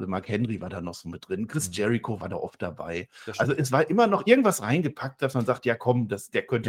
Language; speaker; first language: German; native; German